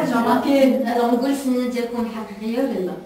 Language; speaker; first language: French; non-native, local second language; Arabic